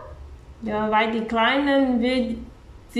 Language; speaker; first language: German; non-native, learner; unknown